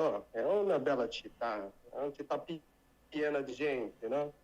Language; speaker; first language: Italian; non-native, learner; Portuguese